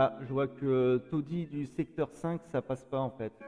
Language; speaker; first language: French; native; French